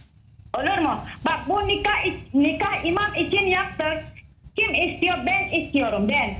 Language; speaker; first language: Turkish; non-native, learner; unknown